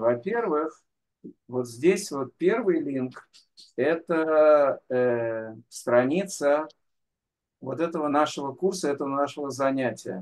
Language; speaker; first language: Russian; native; Russian